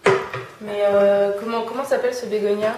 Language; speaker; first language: French; native; French